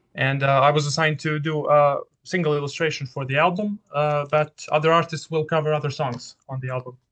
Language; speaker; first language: English; non-native, fluent; Serbian